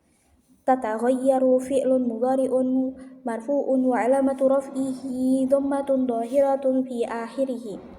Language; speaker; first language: Arabic; non-native, learner; Indonesian